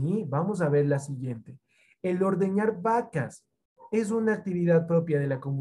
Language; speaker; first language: Spanish; native; Spanish